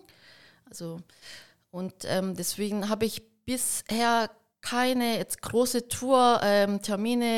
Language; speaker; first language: German; early bilingual, heritage; Korean